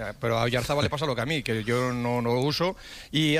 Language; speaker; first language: Spanish; native; Spanish